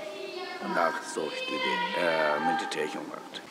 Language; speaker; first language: German; non-native, learner; Tibetan